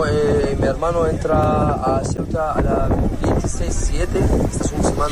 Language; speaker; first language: Spanish; non-native, learner; Arabic